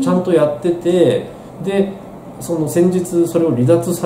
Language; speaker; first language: Japanese; native; Japanese